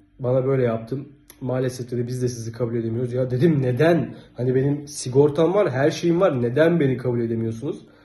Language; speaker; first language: Turkish; native; Turkish